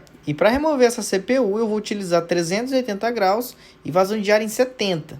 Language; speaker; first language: Portuguese; native; Portuguese